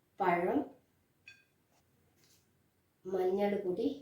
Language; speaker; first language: Malayalam; native; Malayalam